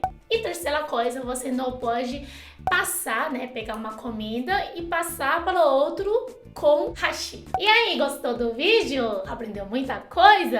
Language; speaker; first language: Portuguese; non-native, fluent; Chinese